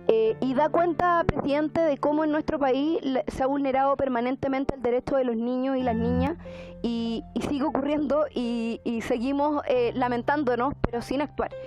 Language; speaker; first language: Spanish; native; Spanish